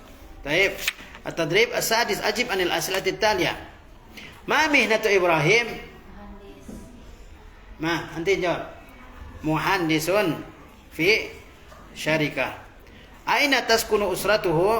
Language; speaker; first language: Arabic; non-native, fluent; Indonesian